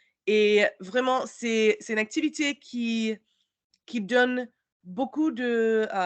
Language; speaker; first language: French; non-native, learner; English